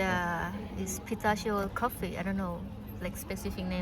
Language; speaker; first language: English; non-native, learner; Thai